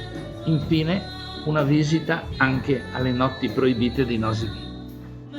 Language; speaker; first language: Italian; native; Italian